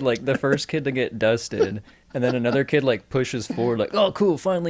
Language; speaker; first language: English; native; English